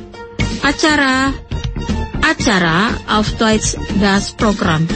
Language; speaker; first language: German; non-native, fluent; Indonesian